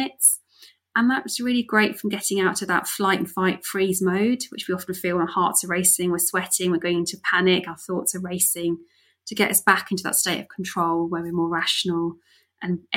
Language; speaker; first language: English; native; English